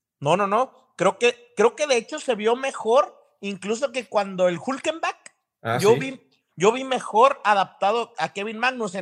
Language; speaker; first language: Spanish; native; Spanish